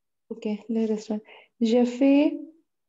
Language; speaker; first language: French; non-native, learner; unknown